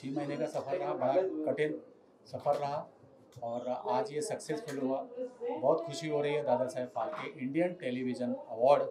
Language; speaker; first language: Hindi; native; Hindi